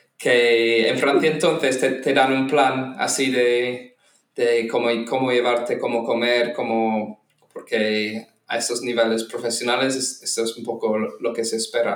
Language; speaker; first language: Spanish; non-native, fluent; English